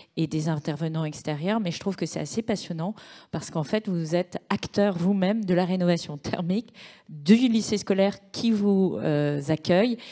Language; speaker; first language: French; native; French